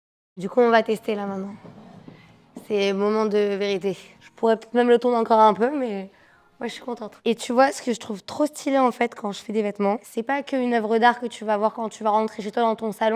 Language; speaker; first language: French; native; French